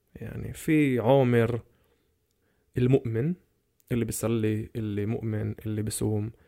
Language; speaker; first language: Arabic; non-native, fluent; Hebrew